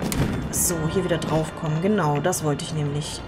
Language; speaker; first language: German; native; German